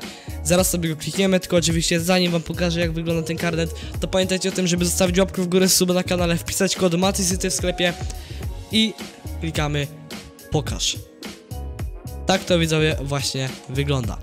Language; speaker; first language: Polish; native; Polish